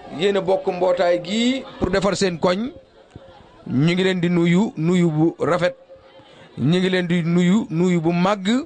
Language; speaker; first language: Wolof; native; Wolof